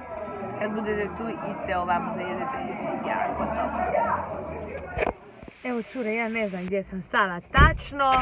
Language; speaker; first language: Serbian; early bilingual, heritage; Serbian